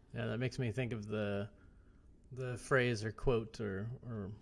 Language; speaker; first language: English; native; English